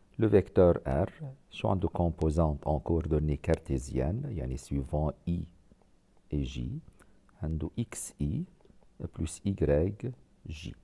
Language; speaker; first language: French; non-native, local second language; Arabic